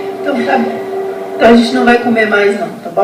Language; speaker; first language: Portuguese; native; Portuguese